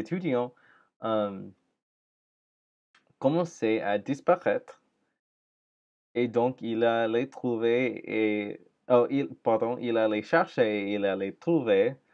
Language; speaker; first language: French; non-native, learner; English